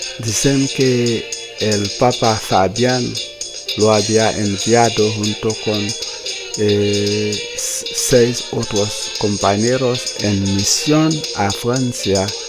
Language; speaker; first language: Spanish; non-native, fluent; Haitian Creole